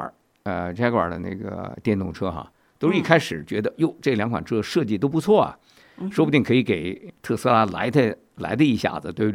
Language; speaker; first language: Chinese; native; Chinese